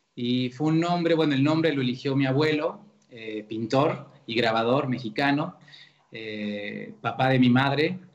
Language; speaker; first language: Spanish; native; Spanish